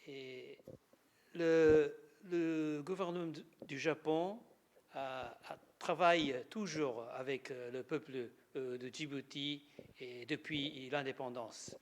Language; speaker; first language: French; non-native, learner; Japanese